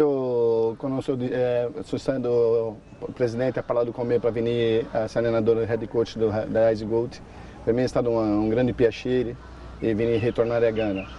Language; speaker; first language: Italian; non-native, fluent; Portuguese